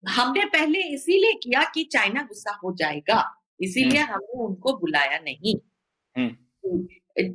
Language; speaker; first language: Hindi; non-native, local second language; Bangla